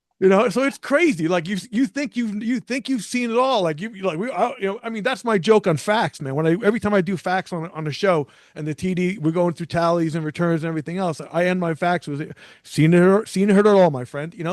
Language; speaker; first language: English; native; English